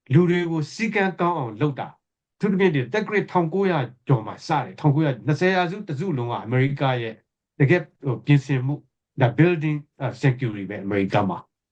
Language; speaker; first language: Burmese; native; Burmese